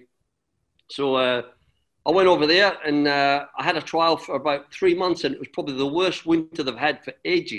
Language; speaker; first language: English; native; English